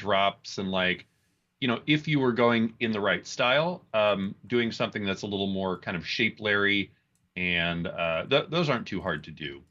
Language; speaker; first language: English; native; English